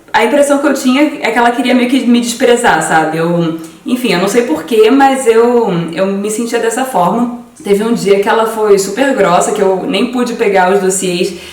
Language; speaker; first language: Portuguese; native; Portuguese